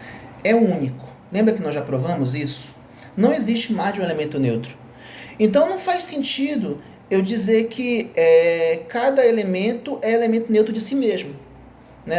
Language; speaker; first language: Portuguese; native; Portuguese